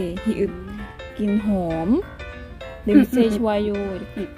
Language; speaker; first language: Korean; non-native, learner; Thai